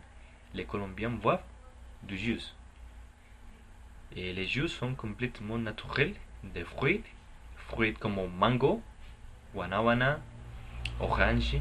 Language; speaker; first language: French; non-native, learner; Spanish